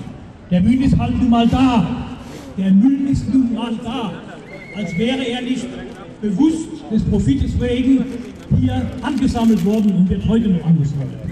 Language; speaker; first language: German; native; German